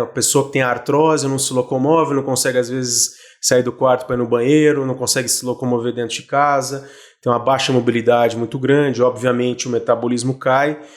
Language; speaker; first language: Portuguese; native; Portuguese